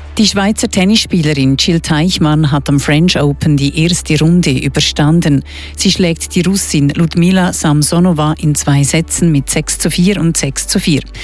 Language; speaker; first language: German; native; German